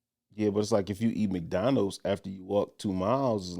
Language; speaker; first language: English; native; English